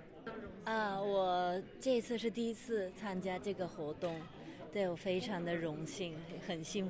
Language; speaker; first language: Chinese; non-native, fluent; Japanese